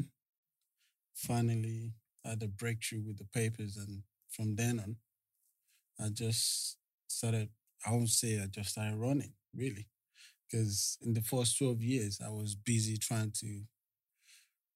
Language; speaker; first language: English; non-native, local second language; Yoruba